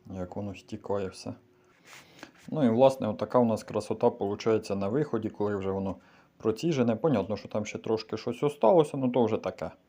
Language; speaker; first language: Ukrainian; native; Ukrainian